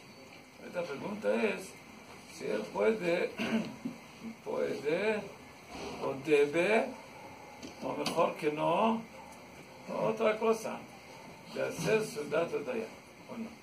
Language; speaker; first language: Spanish; non-native, learner; Hebrew